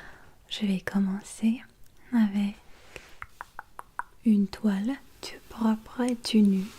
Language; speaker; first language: French; non-native, learner; English